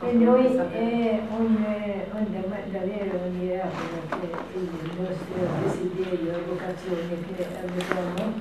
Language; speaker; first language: Italian; non-native, learner; Albanian